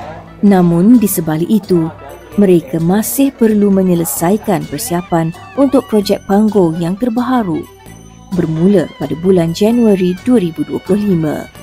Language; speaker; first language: Malay; native; Malay